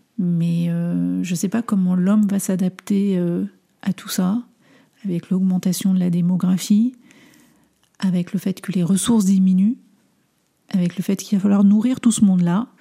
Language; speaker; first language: French; early bilingual, other home language; Armenian